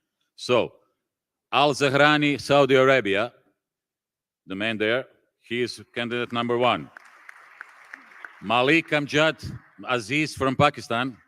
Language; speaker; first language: English; non-native, fluent; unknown